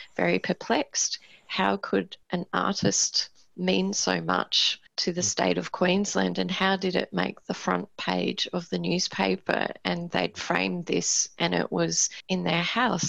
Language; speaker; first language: English; native; English